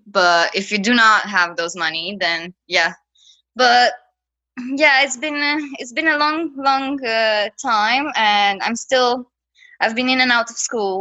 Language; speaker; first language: English; non-native, fluent; Romanian